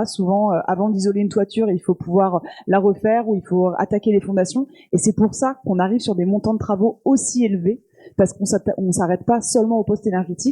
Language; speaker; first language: French; native; French